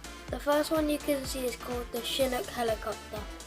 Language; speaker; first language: English; native; English